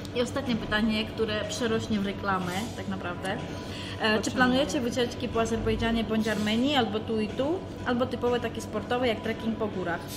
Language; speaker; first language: Polish; non-native, fluent; Georgian